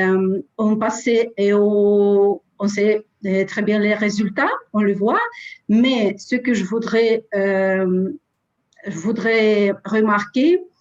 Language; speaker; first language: French; non-native, fluent; Russian